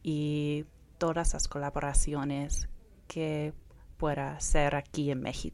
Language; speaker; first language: Spanish; non-native, fluent; English